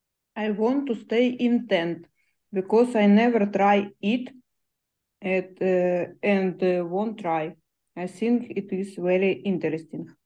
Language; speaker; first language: English; non-native, learner; Russian